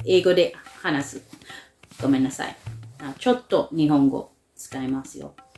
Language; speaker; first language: Japanese; non-native, learner; English